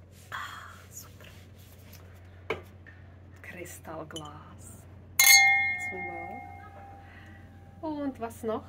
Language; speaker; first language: German; non-native, fluent; Czech